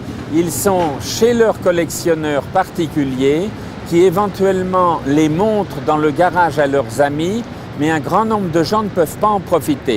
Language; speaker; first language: French; native; French